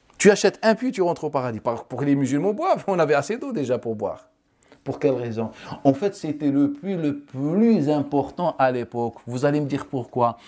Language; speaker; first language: French; non-native, local second language; Wolof